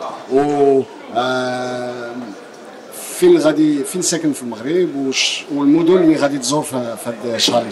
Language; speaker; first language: Arabic; native; Arabic